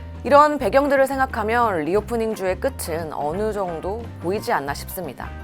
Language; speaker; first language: Korean; native; Korean